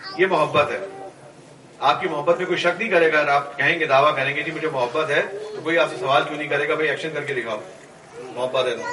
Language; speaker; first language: Urdu; native; Urdu